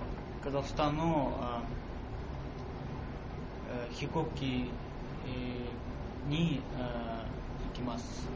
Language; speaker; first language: Japanese; non-native, learner; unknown